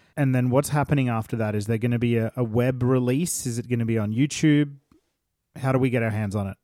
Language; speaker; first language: English; native; English